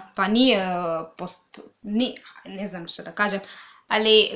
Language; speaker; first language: Serbian; non-native, learner; Swahili